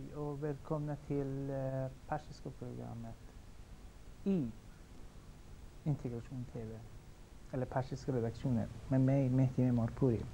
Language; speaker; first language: Swedish; non-native, fluent; Persian